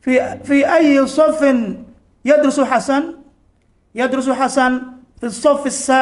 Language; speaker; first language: Arabic; non-native, learner; Indonesian